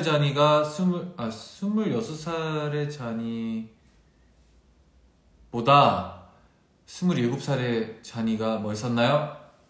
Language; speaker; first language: Korean; early bilingual, heritage; Korean